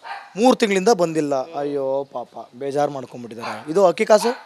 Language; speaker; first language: Kannada; native; Kannada